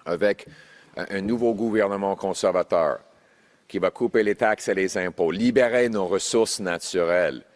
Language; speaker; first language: French; non-native, local second language; English